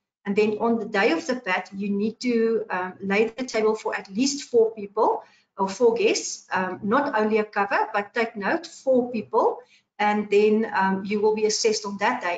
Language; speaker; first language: English; non-native, local second language; Afrikaans